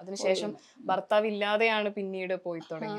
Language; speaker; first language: Malayalam; native; Malayalam